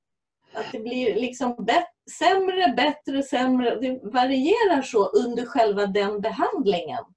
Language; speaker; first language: Swedish; native; Swedish